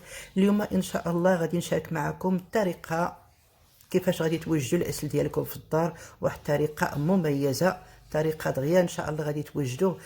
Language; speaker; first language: Arabic; native; Arabic